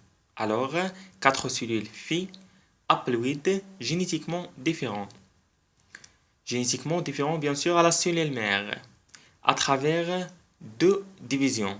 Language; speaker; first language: French; non-native, local second language; Arabic